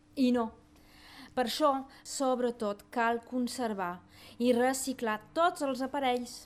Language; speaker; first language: Catalan; native; Catalan